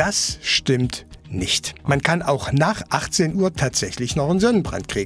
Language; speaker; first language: German; native; German